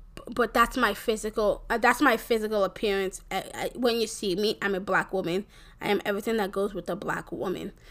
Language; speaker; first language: English; early bilingual, other home language; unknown